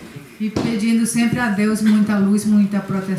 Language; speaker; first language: Spanish; non-native, learner; Portuguese